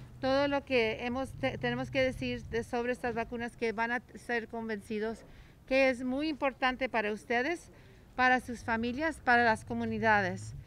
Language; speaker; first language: Spanish; early bilingual, heritage; Spanish